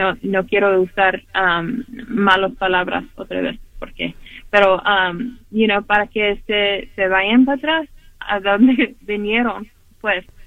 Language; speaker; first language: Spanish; early bilingual, heritage; Spanish